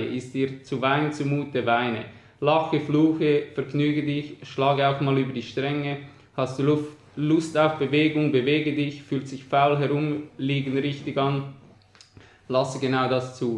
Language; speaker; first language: German; native; German